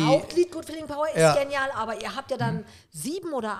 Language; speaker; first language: German; native; German